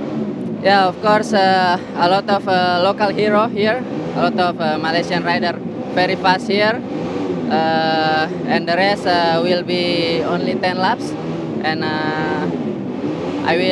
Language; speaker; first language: English; non-native, fluent; Indonesian